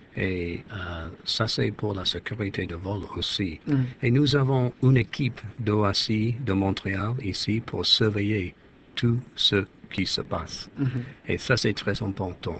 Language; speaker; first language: French; non-native, fluent; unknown